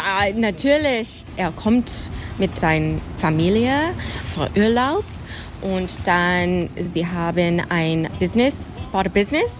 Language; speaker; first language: German; non-native, learner; English